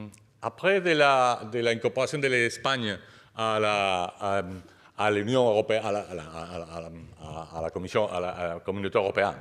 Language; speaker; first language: French; non-native, fluent; Spanish